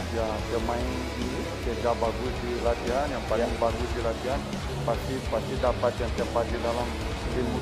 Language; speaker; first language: Indonesian; non-native, learner; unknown